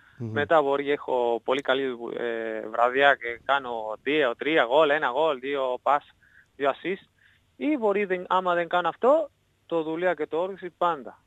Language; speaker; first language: Greek; non-native, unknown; Spanish